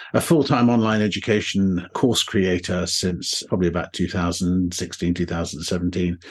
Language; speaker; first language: English; native; English